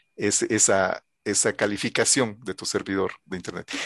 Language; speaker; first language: Spanish; native; Spanish